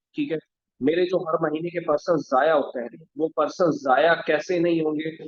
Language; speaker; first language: Urdu; non-native, local second language; Punjabi